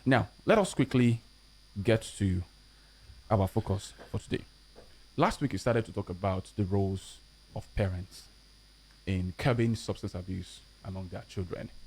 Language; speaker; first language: English; non-native, local second language; Yoruba